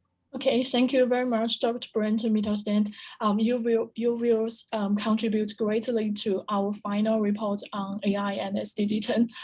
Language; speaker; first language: English; non-native, fluent; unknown